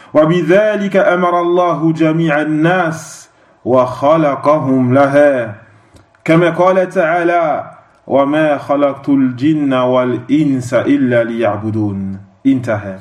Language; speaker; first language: Arabic; non-native, fluent; French